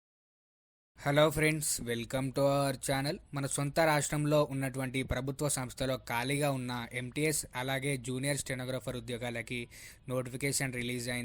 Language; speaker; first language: Telugu; native; Telugu